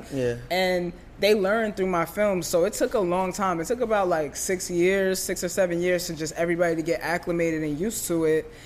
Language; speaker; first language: English; early bilingual, other home language; Yoruba